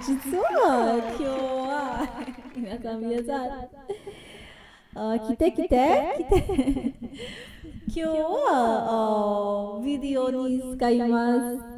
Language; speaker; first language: Japanese; non-native, learner; English